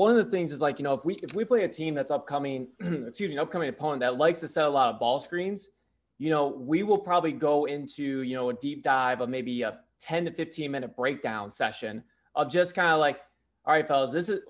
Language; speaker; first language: English; native; English